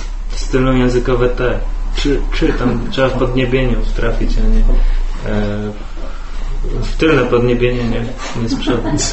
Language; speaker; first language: Polish; native; Polish